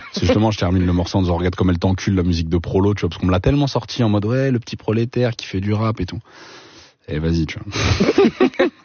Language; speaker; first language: French; native; French